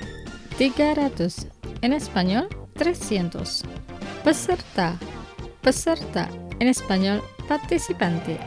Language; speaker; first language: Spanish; non-native, fluent; Indonesian